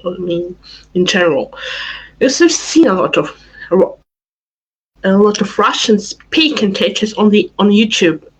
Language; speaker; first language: English; non-native, fluent; Russian